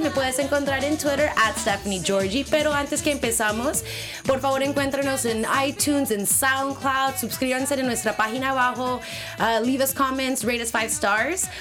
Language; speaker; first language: Spanish; early bilingual, heritage; Spanish